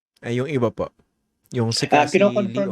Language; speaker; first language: Filipino; native; Filipino